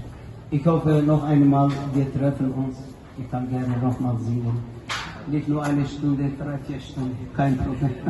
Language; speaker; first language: German; non-native, learner; Kurdish